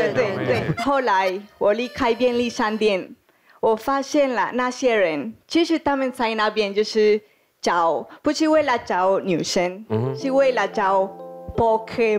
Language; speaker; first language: Chinese; non-native, fluent; Spanish